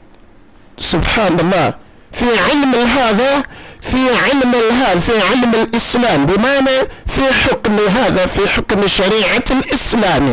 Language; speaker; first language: Arabic; non-native, learner; Yoruba